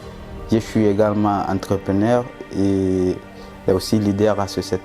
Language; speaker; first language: French; non-native, fluent; Portuguese